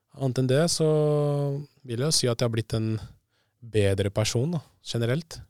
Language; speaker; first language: Norwegian; early bilingual, other home language; Spanish